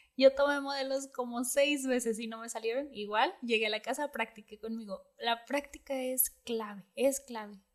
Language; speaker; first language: Spanish; native; Spanish